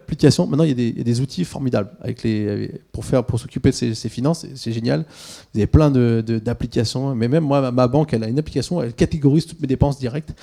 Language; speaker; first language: French; early bilingual, other home language; Swiss German